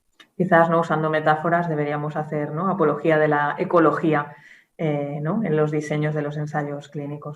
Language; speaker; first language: Spanish; native; Spanish